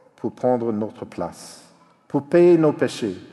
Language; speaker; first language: French; non-native, fluent; English